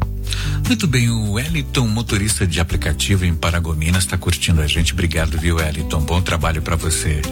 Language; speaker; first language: Portuguese; native; Portuguese